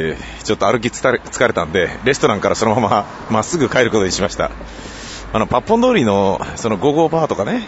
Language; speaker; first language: Japanese; native; Japanese